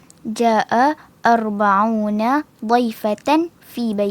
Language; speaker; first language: Arabic; non-native, learner; Malay